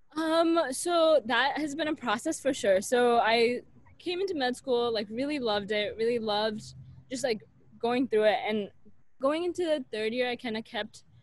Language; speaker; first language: English; native; English